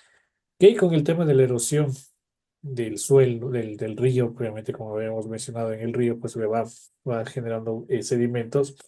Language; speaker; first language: Spanish; native; Spanish